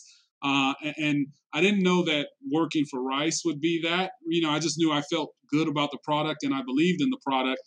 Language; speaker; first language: English; native; English